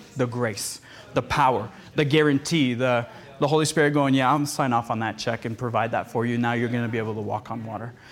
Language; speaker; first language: English; early bilingual, other home language; Spanish